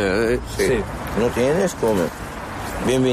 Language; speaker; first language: Spanish; non-native, learner; Arabic